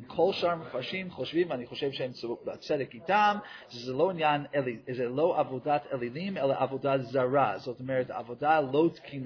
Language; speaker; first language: Hebrew; non-native, fluent; English